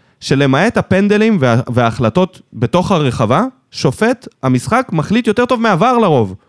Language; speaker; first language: Hebrew; native; Hebrew